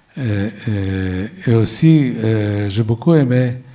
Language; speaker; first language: French; non-native, fluent; Hebrew